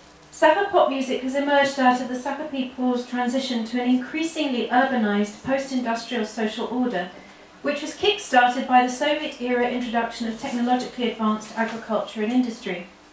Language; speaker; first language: English; native; English